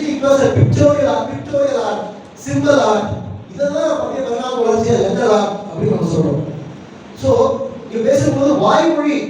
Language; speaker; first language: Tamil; non-native, local second language; Malayalam